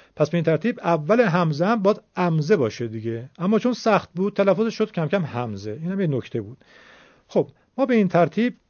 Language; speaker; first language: Persian; native; Persian